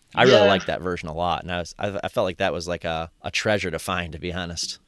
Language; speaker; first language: English; native; English